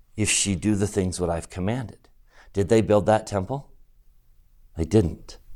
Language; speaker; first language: English; native; English